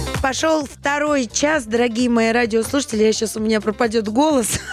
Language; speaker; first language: Russian; native; Russian